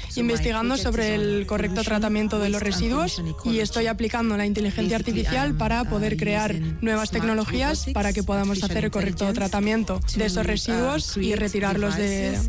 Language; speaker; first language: Spanish; non-native, fluent; English